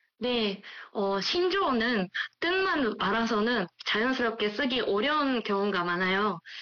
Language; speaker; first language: Korean; non-native, fluent; Japanese